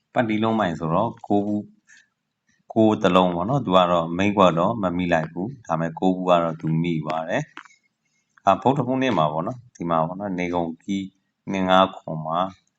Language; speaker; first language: Burmese; native; Burmese